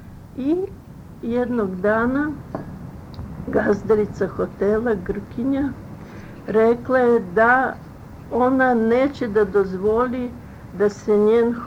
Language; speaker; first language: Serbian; early bilingual, other home language; Russian